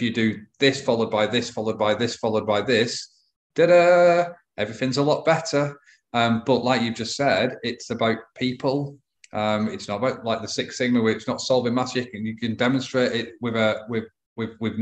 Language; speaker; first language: English; native; English